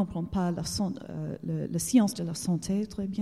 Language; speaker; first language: French; non-native, learner; English